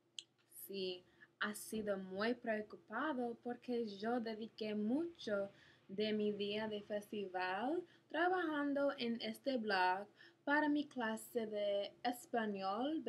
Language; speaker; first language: Spanish; non-native, learner; English